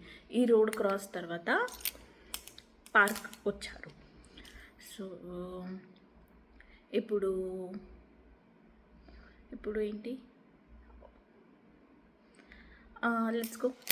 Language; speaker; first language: Telugu; non-native, learner; Marathi